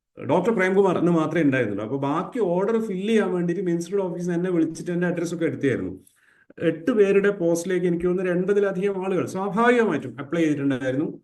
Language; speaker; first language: Malayalam; native; Malayalam